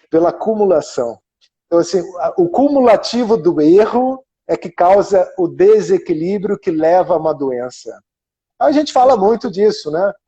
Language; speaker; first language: Portuguese; non-native, fluent; German